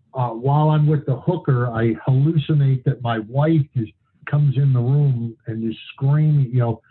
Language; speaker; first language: English; native; English